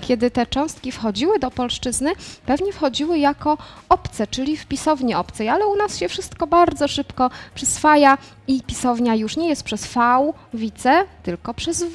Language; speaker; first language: Polish; native; Polish